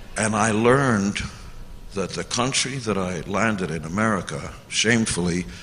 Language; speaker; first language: English; early bilingual, other home language; Hungarian